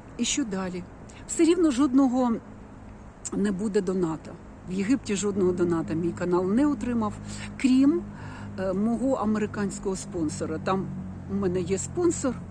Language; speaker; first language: Ukrainian; non-native, local second language; Russian